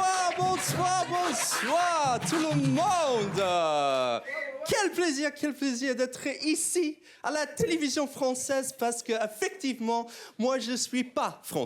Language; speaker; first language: French; non-native, fluent; English